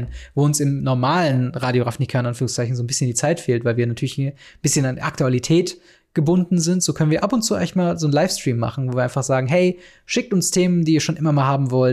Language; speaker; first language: German; native; German